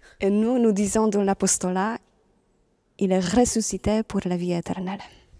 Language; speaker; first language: French; non-native, fluent; Polish